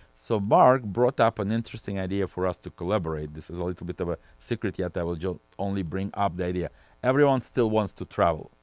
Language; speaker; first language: English; non-native, fluent; Russian